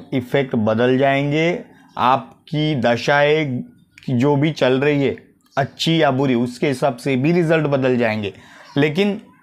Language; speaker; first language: Hindi; non-native, local second language; Marathi